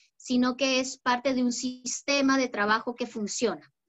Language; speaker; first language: Spanish; native; Spanish